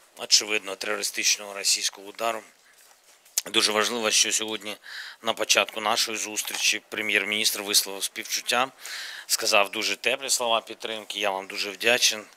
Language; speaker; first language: Ukrainian; non-native, local second language; Russian